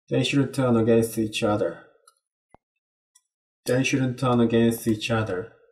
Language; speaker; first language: English; non-native, learner; Korean